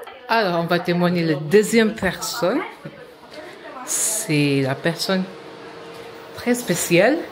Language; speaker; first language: French; non-native, learner; Malay